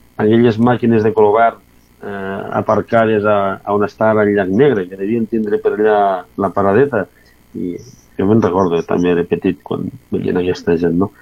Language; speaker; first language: Catalan; native; Catalan